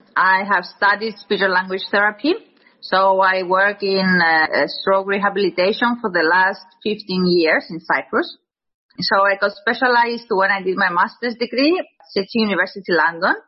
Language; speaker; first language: English; non-native, fluent; Greek